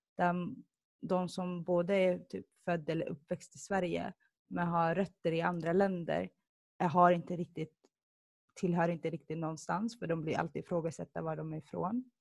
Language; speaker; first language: Swedish; early bilingual, other home language; Somali